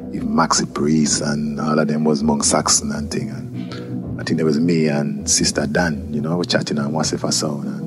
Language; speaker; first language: English; native; English